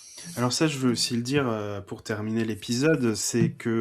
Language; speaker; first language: French; native; French